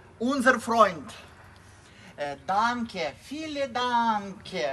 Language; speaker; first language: German; non-native, learner; Ukrainian